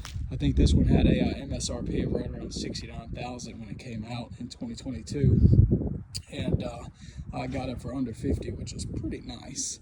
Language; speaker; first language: English; native; English